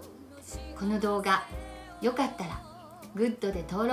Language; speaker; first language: Japanese; native; Japanese